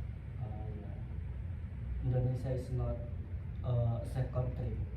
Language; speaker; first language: English; non-native, learner; Indonesian